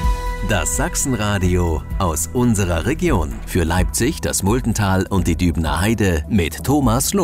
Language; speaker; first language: German; native; German